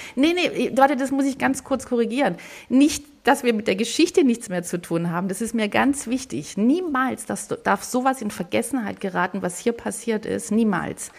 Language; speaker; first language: German; early bilingual, other home language; Greek